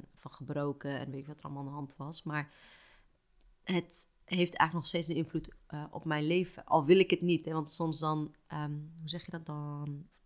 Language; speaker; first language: Dutch; native; Dutch